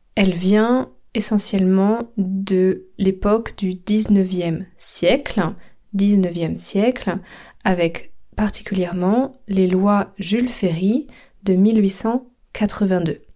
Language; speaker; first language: French; native; French